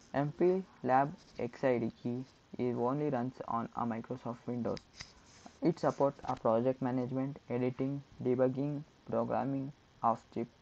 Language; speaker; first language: English; non-native, local second language; Kannada